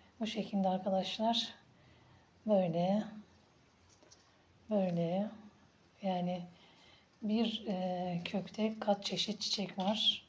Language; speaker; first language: Turkish; native; Turkish